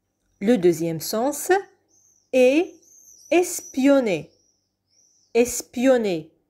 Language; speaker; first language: French; non-native, fluent; Arabic